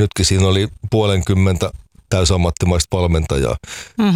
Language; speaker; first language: Finnish; native; Finnish